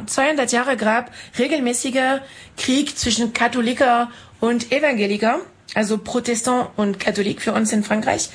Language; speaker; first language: German; non-native, fluent; French